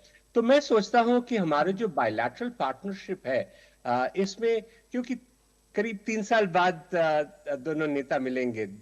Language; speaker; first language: Hindi; native; Hindi